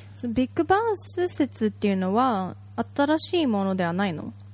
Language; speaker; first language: Japanese; early bilingual, heritage; Japanese